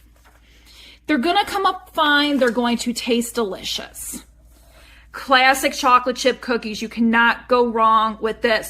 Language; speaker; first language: English; native; English